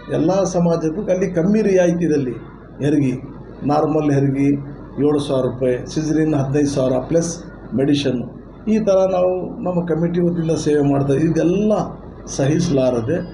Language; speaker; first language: Kannada; non-native, local second language; Urdu